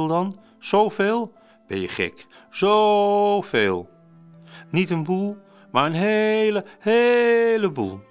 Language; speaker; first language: Dutch; native; Dutch